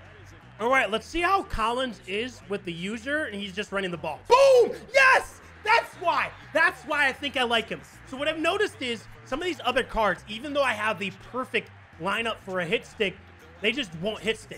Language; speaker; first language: English; native; English